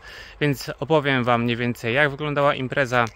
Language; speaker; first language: Polish; native; Polish